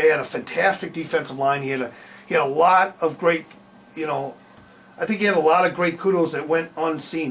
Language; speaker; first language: English; native; English